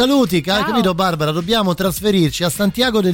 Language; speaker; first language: Italian; native; Italian